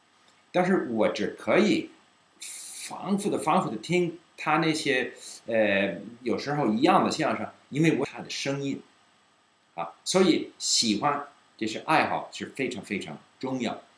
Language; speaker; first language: Chinese; non-native, fluent; English